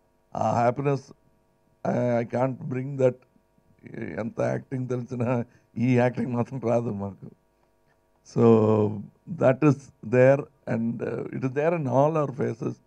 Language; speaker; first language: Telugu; non-native, fluent; Tamil